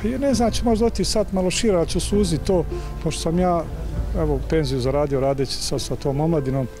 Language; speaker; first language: Serbian; native; Serbian